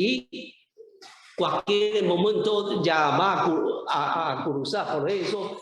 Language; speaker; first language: Spanish; non-native, learner; Chinese